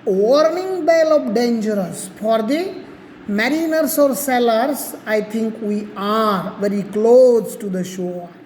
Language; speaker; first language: English; non-native, local second language; Marathi